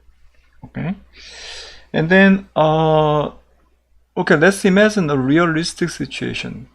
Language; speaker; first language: English; non-native, fluent; Korean